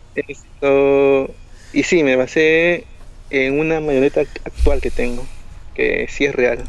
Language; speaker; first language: Spanish; native; Spanish